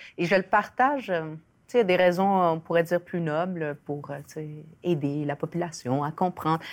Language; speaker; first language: French; early bilingual, other home language; Spanish